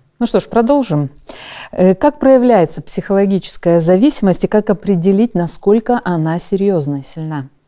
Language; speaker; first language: Russian; native; Russian